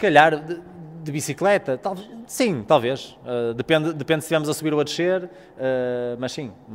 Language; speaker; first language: Portuguese; native; Portuguese